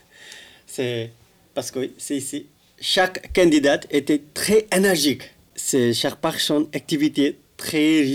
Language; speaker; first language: French; non-native, learner; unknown